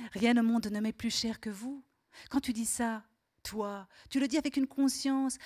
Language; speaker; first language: French; native; French